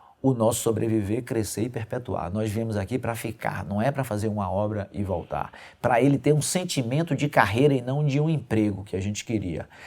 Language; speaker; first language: Portuguese; native; Portuguese